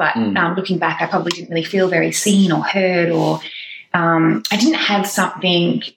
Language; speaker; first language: English; native; English